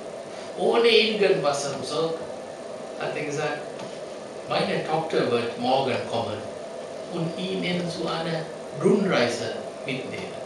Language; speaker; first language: German; non-native, learner; Sinhala